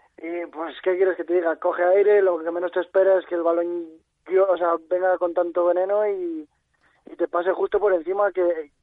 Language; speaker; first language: Spanish; native; Spanish